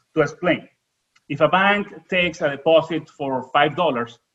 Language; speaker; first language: English; non-native, fluent; Spanish